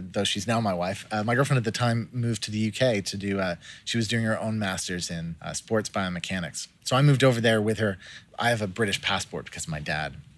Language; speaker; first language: English; native; English